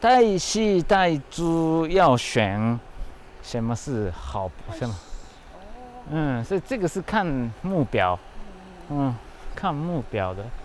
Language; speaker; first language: Chinese; non-native, fluent; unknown